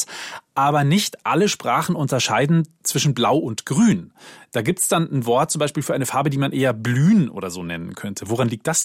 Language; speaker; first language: German; native; German